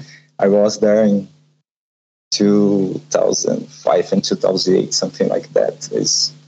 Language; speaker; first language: English; non-native, learner; Portuguese